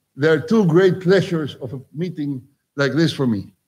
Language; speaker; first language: English; non-native, fluent; Spanish